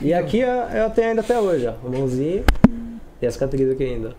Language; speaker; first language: Portuguese; native; Portuguese